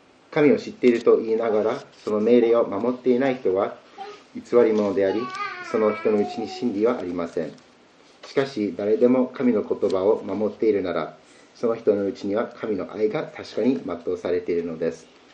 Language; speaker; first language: Japanese; native; Japanese